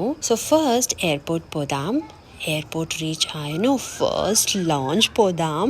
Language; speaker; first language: Telugu; non-native, learner; Kannada